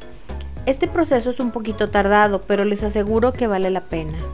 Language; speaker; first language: Spanish; native; Spanish